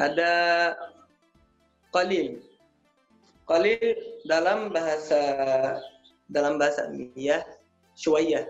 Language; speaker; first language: Indonesian; non-native, learner; Arabic